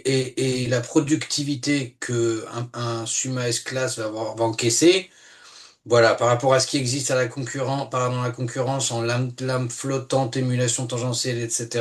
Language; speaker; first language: French; native; French